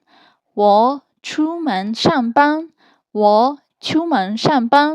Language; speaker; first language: Chinese; non-native, fluent; Burmese